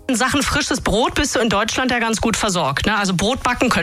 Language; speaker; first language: German; native; German